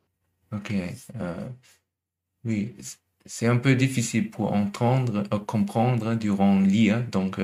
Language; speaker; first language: French; non-native, learner; German